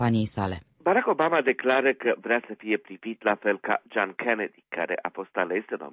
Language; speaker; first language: Romanian; native; Romanian